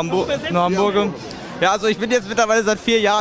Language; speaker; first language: German; native; German